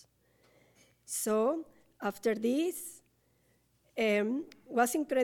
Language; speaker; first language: English; non-native, learner; Spanish